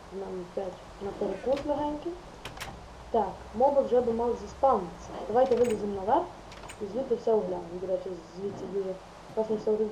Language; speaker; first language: Ukrainian; native; Ukrainian